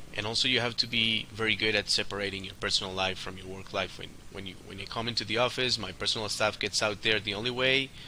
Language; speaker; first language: English; non-native, fluent; Spanish